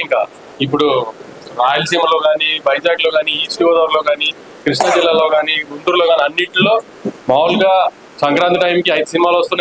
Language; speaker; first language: Telugu; native; Telugu